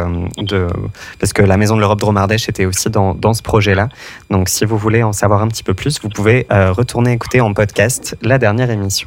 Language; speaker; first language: French; native; French